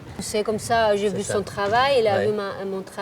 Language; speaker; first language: French; non-native, fluent; Spanish